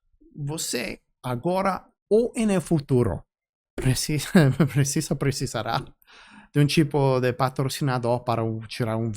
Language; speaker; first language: Portuguese; non-native, fluent; English